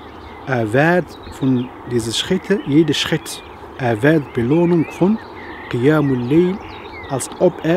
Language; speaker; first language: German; non-native, fluent; Arabic